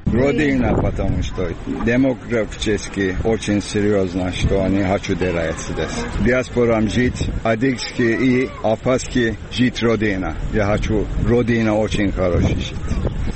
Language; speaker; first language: Russian; non-native, learner; Turkish